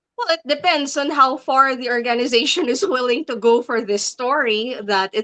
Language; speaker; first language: English; non-native, local second language; Filipino